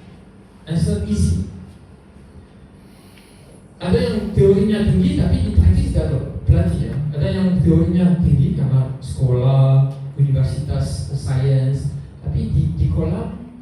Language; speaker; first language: Indonesian; non-native, learner; French